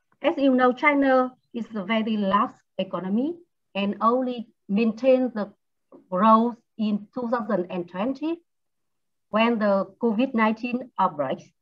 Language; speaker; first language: English; non-native, learner; Vietnamese